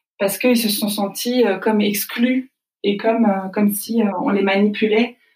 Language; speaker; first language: French; native; French